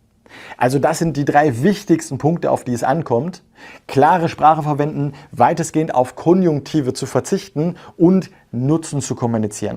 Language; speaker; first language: German; native; German